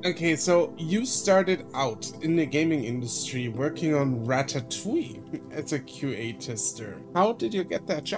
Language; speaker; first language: English; non-native, fluent; German